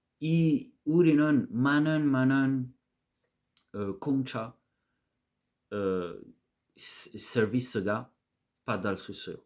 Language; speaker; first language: Korean; non-native, learner; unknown